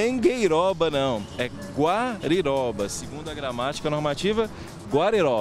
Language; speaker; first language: Portuguese; native; Portuguese